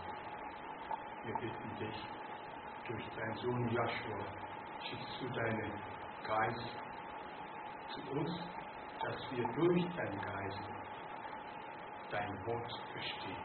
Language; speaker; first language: German; non-native, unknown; Akan